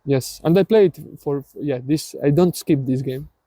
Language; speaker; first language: English; non-native, learner; Serbian